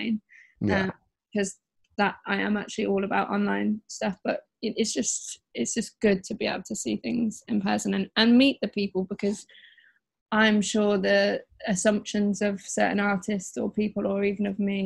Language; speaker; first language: English; native; English